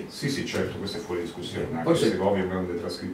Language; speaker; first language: Italian; native; Italian